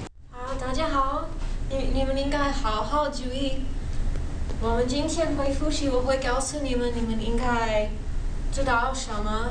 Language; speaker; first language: Chinese; non-native, learner; English